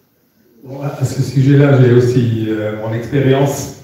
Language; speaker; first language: French; non-native, fluent; German